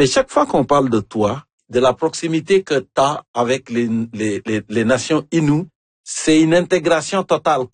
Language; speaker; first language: French; native; French